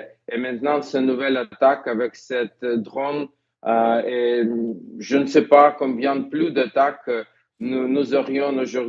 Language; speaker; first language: French; non-native, learner; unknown